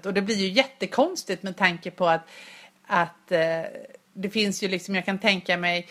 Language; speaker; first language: Swedish; native; Swedish